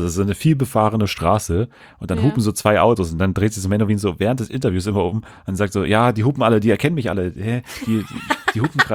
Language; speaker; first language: German; native; German